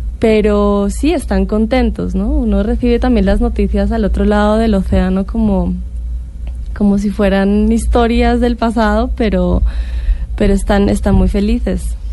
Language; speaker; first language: Spanish; non-native, local second language; Catalan